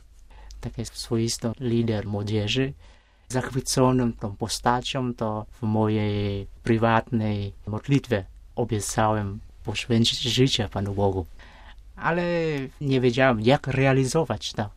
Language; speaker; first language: Polish; non-native, fluent; Vietnamese